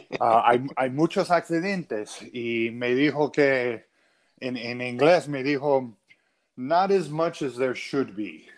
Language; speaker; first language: Spanish; non-native, fluent; English